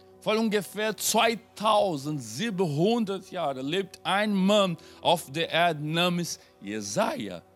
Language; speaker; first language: German; non-native, fluent; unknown